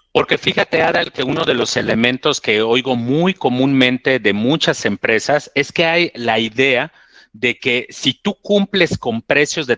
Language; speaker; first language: Spanish; native; Spanish